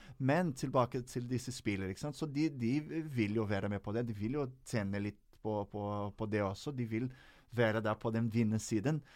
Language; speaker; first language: Norwegian; non-native, fluent; Portuguese